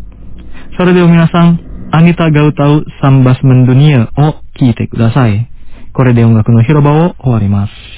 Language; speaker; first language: Japanese; non-native, fluent; Indonesian